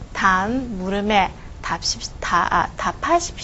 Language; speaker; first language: Korean; non-native, fluent; Chinese